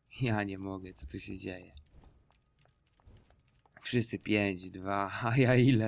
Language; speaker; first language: Polish; native; Polish